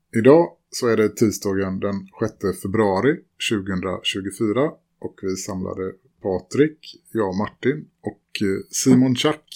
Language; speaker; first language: Swedish; native; Swedish